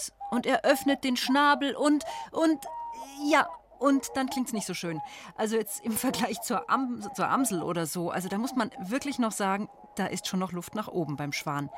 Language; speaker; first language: German; native; German